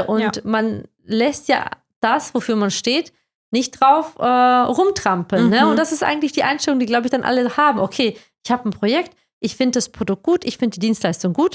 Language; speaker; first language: German; native; German